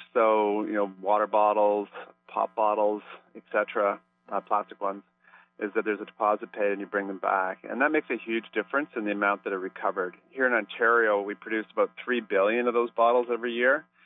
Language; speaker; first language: English; native; English